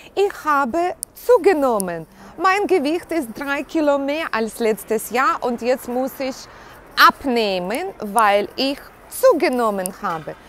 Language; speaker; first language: German; non-native, fluent; Russian